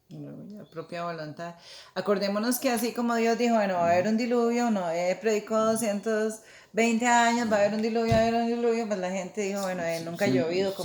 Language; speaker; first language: Spanish; native; Spanish